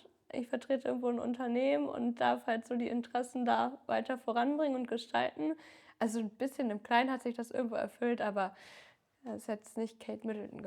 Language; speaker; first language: German; native; German